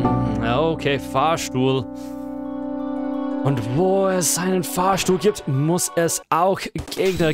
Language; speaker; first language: German; non-native, fluent; English